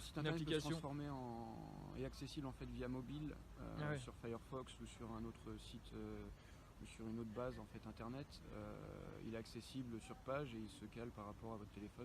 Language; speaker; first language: French; native; French